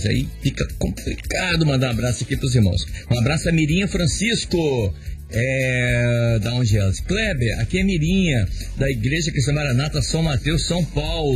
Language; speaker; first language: Portuguese; native; Portuguese